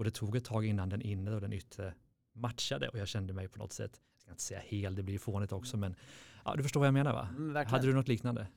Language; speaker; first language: Swedish; native; Swedish